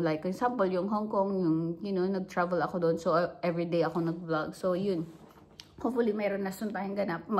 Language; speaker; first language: Filipino; non-native, local second language; Hiligaynon